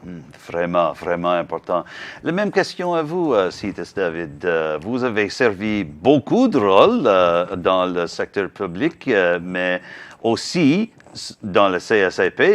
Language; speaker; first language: French; non-native, learner; English